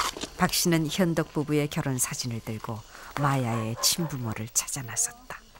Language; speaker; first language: Korean; native; Korean